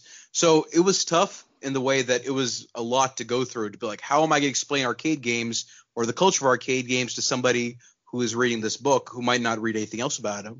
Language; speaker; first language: English; non-native, local second language; Urdu